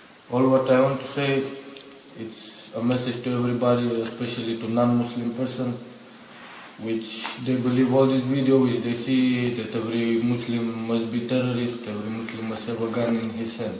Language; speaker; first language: English; non-native, learner; Romanian